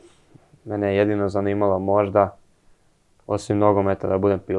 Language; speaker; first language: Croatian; early bilingual, heritage; Croatian